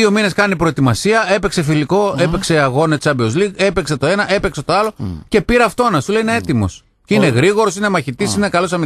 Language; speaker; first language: Greek; native; Greek